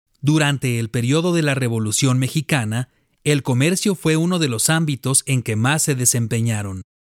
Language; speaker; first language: Spanish; native; Spanish